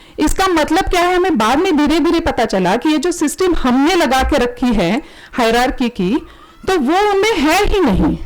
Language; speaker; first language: Hindi; non-native, local second language; Marathi